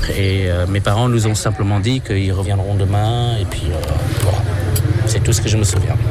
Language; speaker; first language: French; non-native, fluent; Khmer